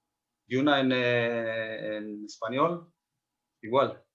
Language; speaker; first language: Spanish; non-native, fluent; Hebrew